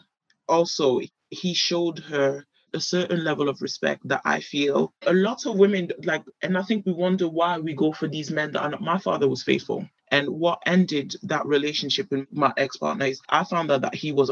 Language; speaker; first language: English; native; English